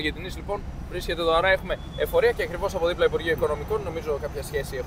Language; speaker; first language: Greek; native; Greek